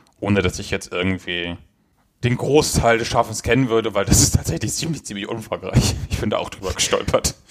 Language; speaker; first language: German; native; German